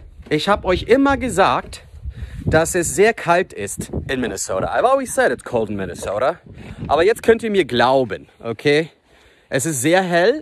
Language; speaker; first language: German; non-native, fluent; English